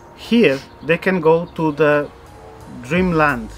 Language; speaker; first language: English; non-native, fluent; Portuguese